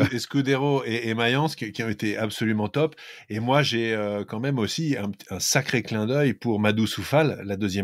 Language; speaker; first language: French; native; French